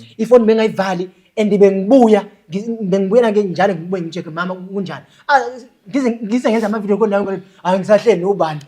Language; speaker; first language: Zulu; native; Zulu